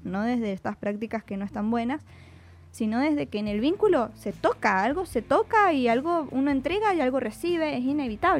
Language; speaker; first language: Spanish; native; Spanish